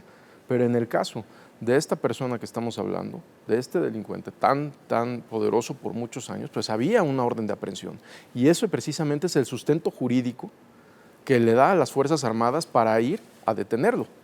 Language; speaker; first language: Spanish; native; Spanish